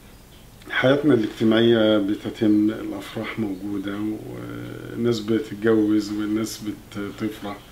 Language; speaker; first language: Arabic; native; Arabic